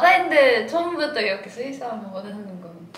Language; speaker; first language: Korean; non-native, learner; Japanese